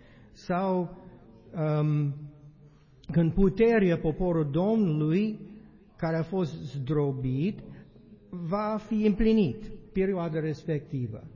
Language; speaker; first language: Romanian; non-native, learner; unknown